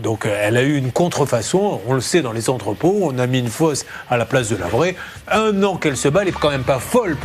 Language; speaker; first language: French; native; French